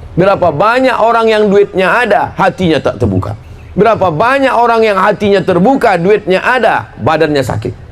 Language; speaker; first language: Indonesian; native; Indonesian